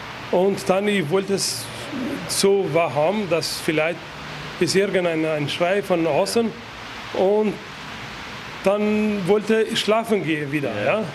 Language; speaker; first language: German; non-native, fluent; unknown